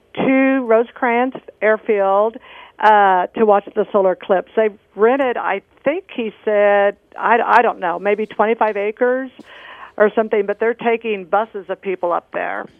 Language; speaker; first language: English; native; English